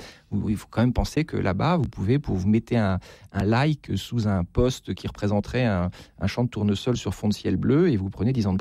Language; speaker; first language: French; native; French